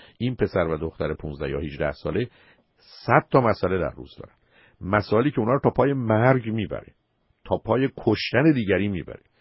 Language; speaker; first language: Persian; native; Persian